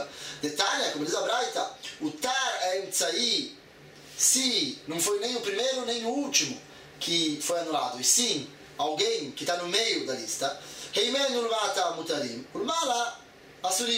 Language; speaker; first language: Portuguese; native; Portuguese